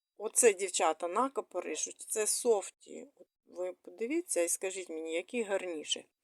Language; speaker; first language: Ukrainian; non-native, local second language; Russian